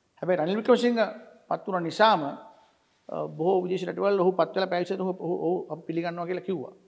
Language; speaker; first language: Sinhala; native; Sinhala